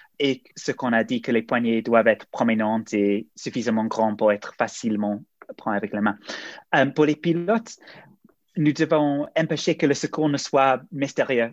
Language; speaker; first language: French; non-native, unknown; English